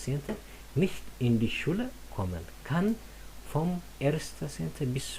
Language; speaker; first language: German; non-native, fluent; Tigrinya